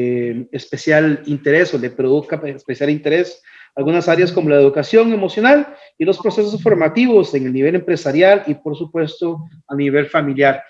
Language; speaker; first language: Spanish; native; Spanish